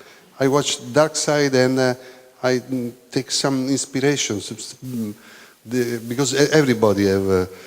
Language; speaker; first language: English; non-native, learner; Italian